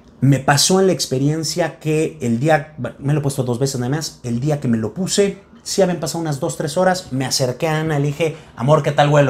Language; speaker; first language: Spanish; native; Spanish